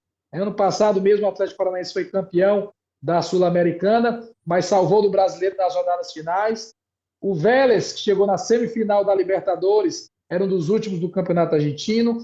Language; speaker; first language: Portuguese; native; Portuguese